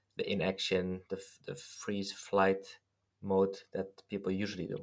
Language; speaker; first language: English; non-native, fluent; Dutch